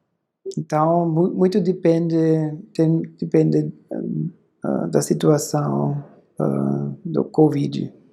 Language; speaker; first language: Portuguese; non-native, fluent; German